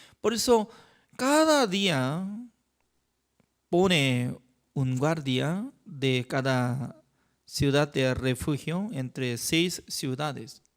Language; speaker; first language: Spanish; non-native, fluent; Korean